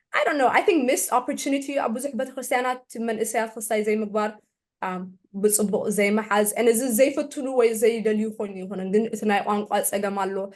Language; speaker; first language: Tigrinya; early bilingual, heritage; Tigrinya